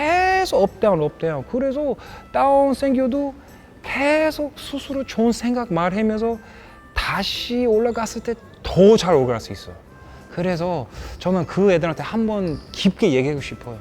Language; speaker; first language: Korean; non-native, fluent; English